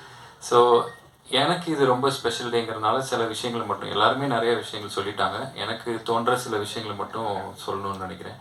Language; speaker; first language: Tamil; native; Tamil